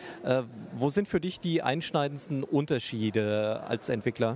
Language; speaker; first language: German; native; German